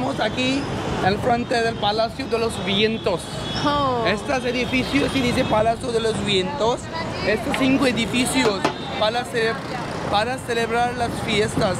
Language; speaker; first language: Spanish; non-native, learner; Hindi